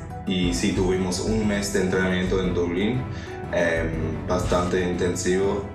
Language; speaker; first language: Spanish; non-native, fluent; English